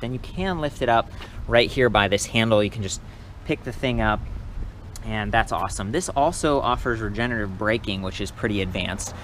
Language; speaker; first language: English; native; English